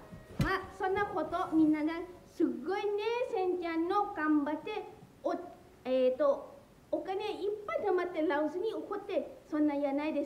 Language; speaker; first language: Japanese; non-native, learner; Lao